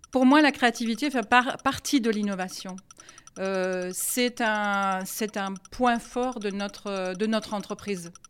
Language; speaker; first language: French; non-native, fluent; German